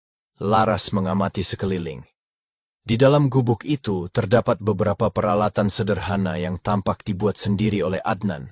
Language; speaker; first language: Indonesian; native; Indonesian